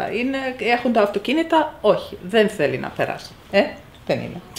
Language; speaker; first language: Greek; non-native, fluent; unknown